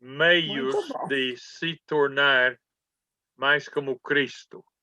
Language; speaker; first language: Portuguese; non-native, fluent; English